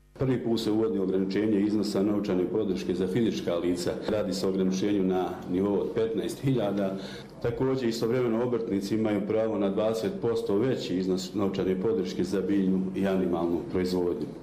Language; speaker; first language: Bosnian; native; Bosnian